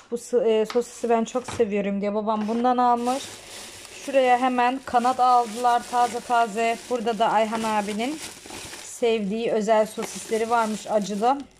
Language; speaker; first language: Turkish; early bilingual, heritage; Turkish